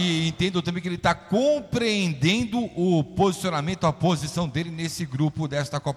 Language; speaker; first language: Portuguese; native; Portuguese